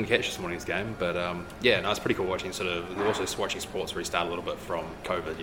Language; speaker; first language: English; native; English